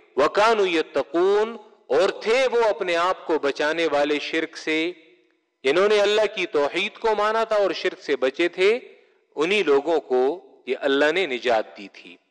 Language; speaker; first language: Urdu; non-native, local second language; Pashto